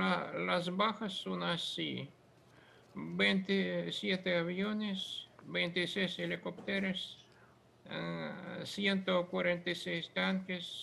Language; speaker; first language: Spanish; non-native, fluent; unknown